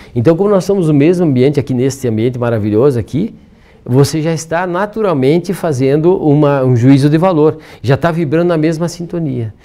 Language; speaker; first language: Portuguese; native; Portuguese